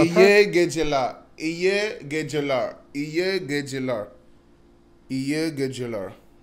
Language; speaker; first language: Turkish; non-native, learner; English